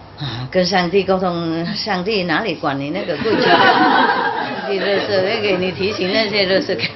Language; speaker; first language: Chinese; non-native, fluent; Vietnamese